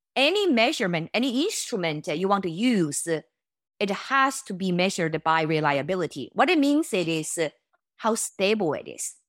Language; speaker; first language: English; non-native, fluent; Chinese